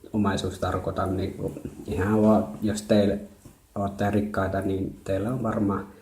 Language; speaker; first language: Finnish; non-native, fluent; Jarai